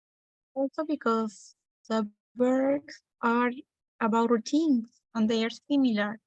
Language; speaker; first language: English; non-native, learner; Spanish